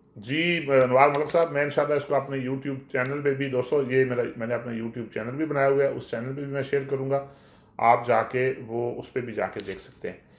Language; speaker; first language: Urdu; non-native, local second language; Punjabi